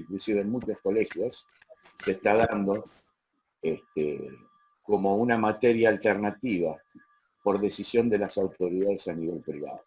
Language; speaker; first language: Spanish; native; Spanish